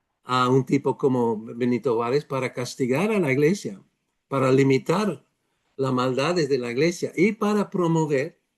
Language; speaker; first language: Spanish; non-native, fluent; Dutch